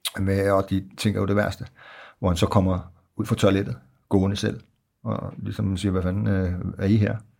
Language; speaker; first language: Danish; native; Danish